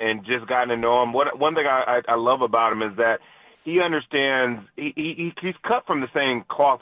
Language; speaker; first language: English; native; English